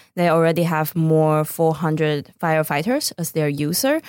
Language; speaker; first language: English; non-native, fluent; Chinese